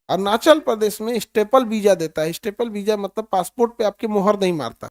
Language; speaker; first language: Hindi; native; Hindi